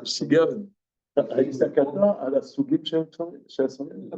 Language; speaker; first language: Hebrew; non-native, fluent; French